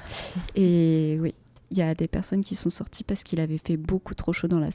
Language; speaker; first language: French; native; French